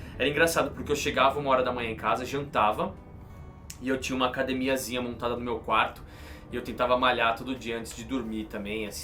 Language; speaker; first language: Portuguese; native; Portuguese